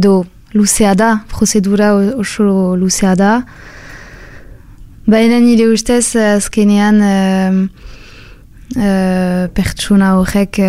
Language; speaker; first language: Basque; non-native, local second language; French